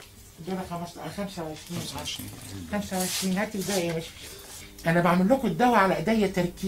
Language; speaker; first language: Arabic; native; Arabic